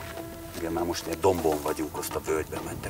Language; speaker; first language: Hungarian; native; Hungarian